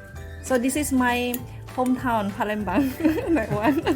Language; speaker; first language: English; non-native, learner; Indonesian